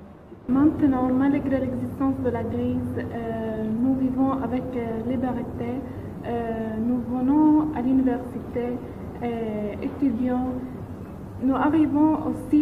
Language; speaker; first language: French; non-native, learner; Arabic